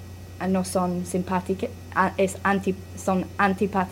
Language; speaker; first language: Spanish; non-native, learner; English